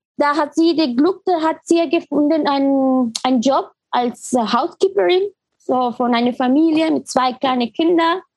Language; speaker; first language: German; non-native, learner; Spanish